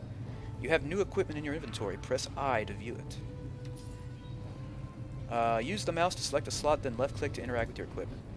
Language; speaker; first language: English; native; English